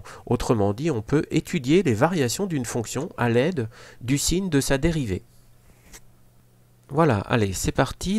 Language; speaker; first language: French; native; French